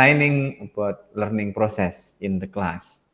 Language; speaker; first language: English; non-native, learner; Indonesian